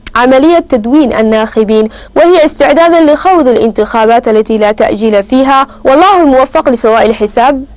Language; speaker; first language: Arabic; non-native, local second language; Somali